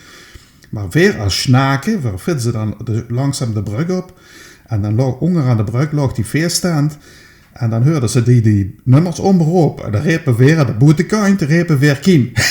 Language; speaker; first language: Dutch; native; Dutch